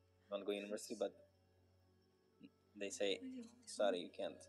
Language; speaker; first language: English; non-native, learner; Bosnian